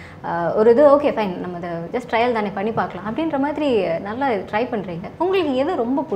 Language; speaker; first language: Tamil; native; Tamil